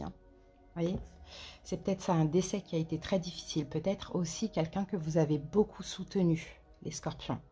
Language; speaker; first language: French; native; French